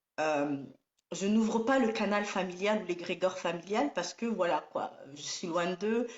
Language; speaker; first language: French; non-native, local second language; Somali